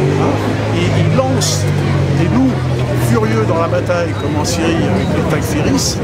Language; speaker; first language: French; native; French